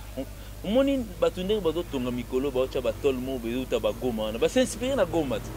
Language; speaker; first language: Lingala; native; Lingala